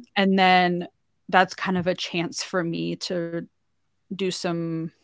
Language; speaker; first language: English; native; English